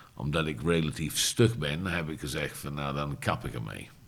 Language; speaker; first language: Dutch; non-native, fluent; English